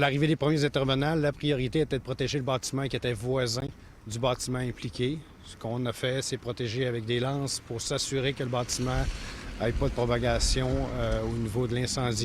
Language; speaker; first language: French; native; French